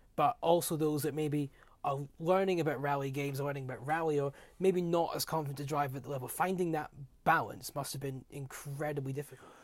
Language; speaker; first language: English; native; English